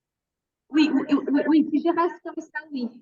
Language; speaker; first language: French; non-native, fluent; Portuguese